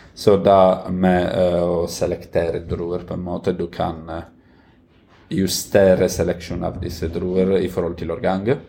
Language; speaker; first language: Norwegian; non-native, fluent; Italian